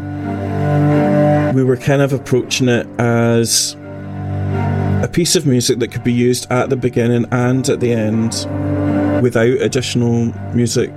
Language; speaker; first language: English; native; English